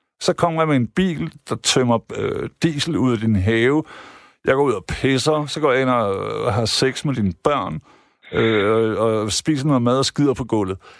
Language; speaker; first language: Danish; native; Danish